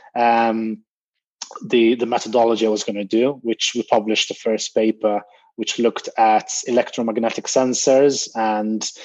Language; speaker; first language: English; non-native, fluent; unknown